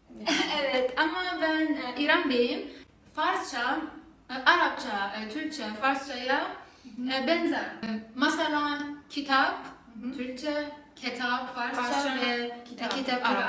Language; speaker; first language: Turkish; non-native, learner; Persian